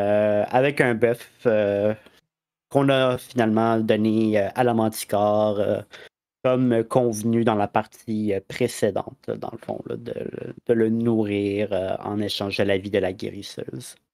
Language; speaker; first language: French; native; French